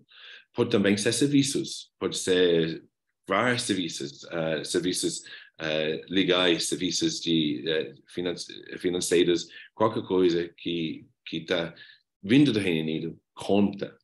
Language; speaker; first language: Portuguese; non-native, fluent; English